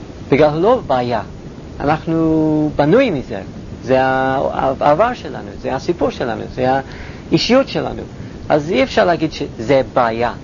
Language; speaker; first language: Hebrew; non-native, fluent; English